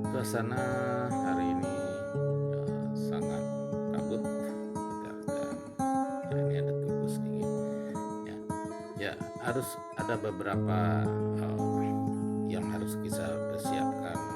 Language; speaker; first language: Indonesian; non-native, local second language; Minangkabau